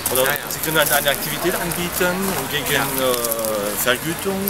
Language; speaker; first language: German; non-native, fluent; French